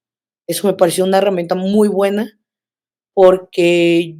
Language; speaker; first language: Spanish; native; Spanish